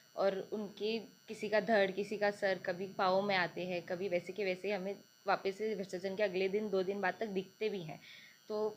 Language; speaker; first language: Hindi; native; Hindi